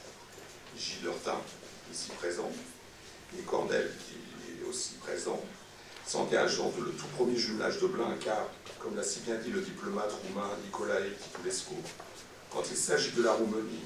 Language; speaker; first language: French; native; French